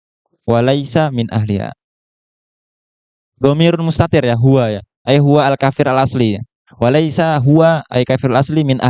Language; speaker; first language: Arabic; non-native, fluent; Indonesian